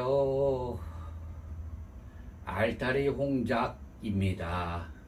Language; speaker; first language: Korean; native; Korean